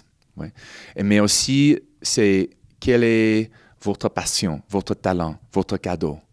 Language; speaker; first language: French; non-native, fluent; English